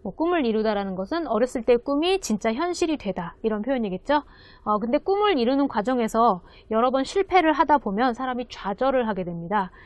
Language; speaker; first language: Korean; native; Korean